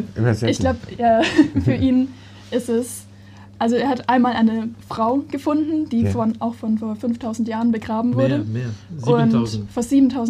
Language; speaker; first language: German; native; German